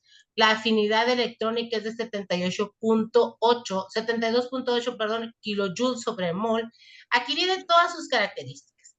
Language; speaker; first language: Spanish; native; Spanish